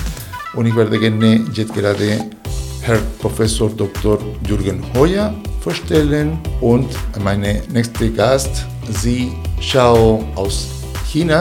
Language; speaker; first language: German; non-native, fluent; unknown